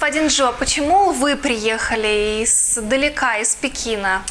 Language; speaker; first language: Russian; native; Russian